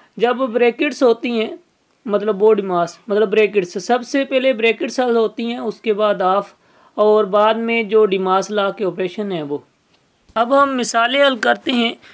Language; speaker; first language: Urdu; non-native, local second language; Sindhi